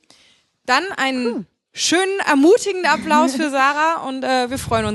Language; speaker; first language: German; native; German